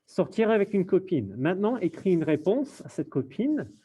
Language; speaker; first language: French; non-native, fluent; English